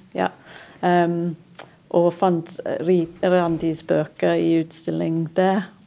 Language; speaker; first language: Norwegian; non-native, fluent; English